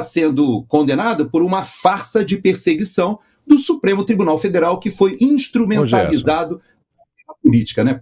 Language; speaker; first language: Portuguese; native; Portuguese